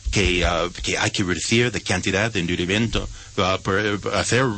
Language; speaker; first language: Spanish; non-native, fluent; English